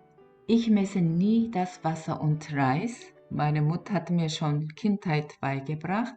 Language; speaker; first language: German; non-native, learner; Korean